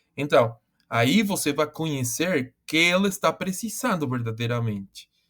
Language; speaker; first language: Portuguese; non-native, fluent; Spanish